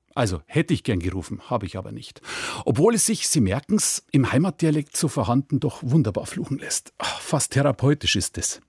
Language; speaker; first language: German; native; German